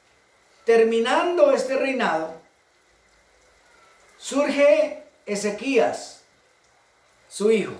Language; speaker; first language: Spanish; native; Spanish